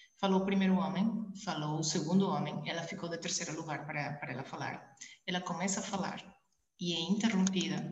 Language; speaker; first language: Portuguese; early bilingual, heritage; Spanish